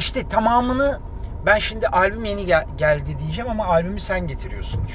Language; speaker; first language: Turkish; native; Turkish